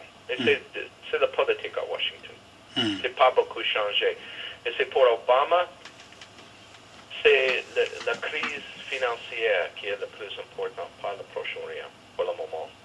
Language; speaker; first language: French; non-native, fluent; English